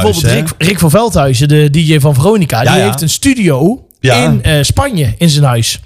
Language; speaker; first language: Dutch; native; Dutch